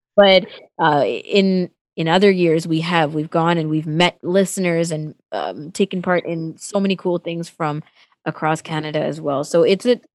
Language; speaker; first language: English; non-native, fluent; Tamil